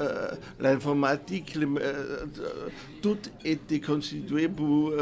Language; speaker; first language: French; non-native, fluent; German